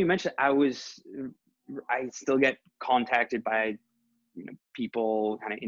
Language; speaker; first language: English; native; English